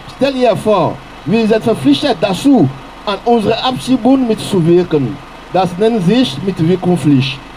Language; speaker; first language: German; non-native, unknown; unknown